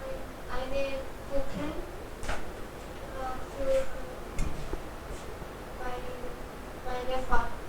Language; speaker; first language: German; non-native, learner; Hindi